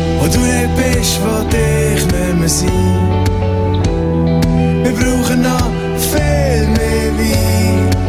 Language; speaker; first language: German; native; German